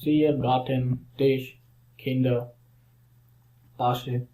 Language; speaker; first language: German; non-native, learner; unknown